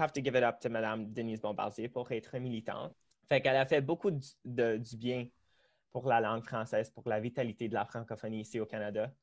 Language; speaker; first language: French; non-native, local second language; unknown